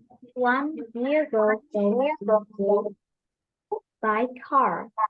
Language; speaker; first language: English; non-native, learner; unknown